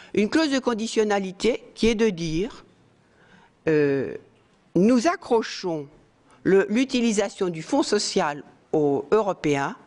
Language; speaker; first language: French; native; French